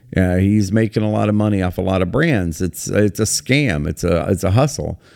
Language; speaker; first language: English; native; English